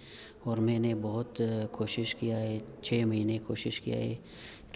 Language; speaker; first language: Hindi; non-native, learner; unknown